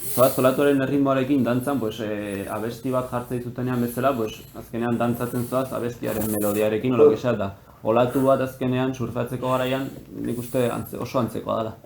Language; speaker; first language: Basque; early bilingual, heritage; Basque